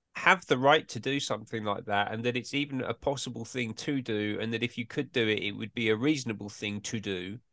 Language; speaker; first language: English; native; English